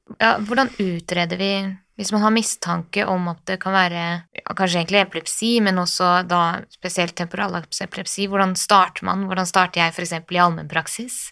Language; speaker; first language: Norwegian; native; Norwegian